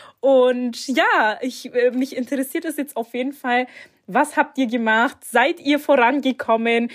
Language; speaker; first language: German; early bilingual, other home language; Turkish